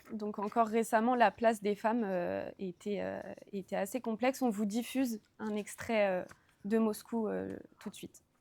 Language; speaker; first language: French; native; French